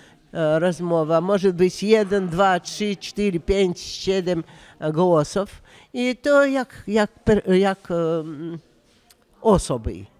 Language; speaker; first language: Polish; non-native, learner; Russian